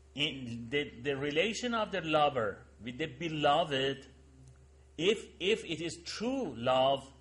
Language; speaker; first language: English; non-native, fluent; Persian